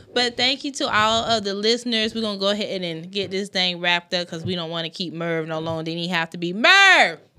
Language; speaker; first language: English; native; English